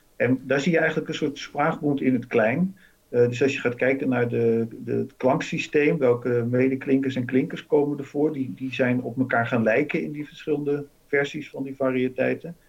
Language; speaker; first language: Dutch; native; Dutch